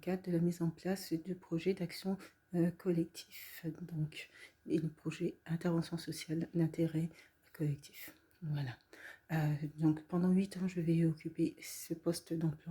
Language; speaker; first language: French; native; French